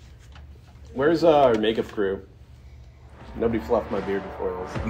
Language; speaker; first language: English; native; English